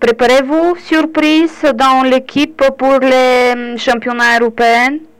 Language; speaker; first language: French; non-native, learner; Bulgarian